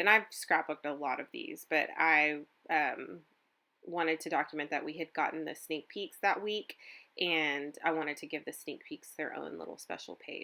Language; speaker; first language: English; native; English